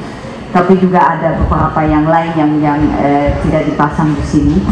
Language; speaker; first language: Indonesian; non-native, fluent; Dutch